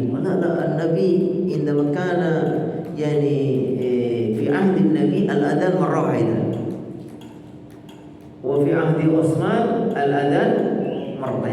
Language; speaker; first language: Arabic; non-native, fluent; Indonesian